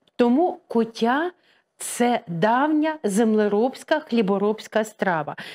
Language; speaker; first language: Ukrainian; native; Ukrainian